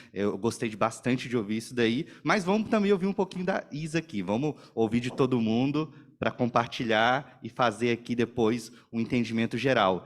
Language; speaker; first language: Portuguese; native; Portuguese